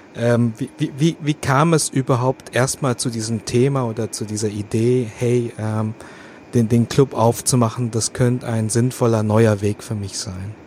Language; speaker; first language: German; native; German